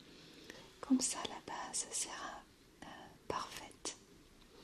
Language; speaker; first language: French; non-native, fluent; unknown